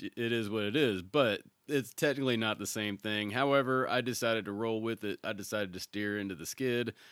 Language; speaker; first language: English; native; English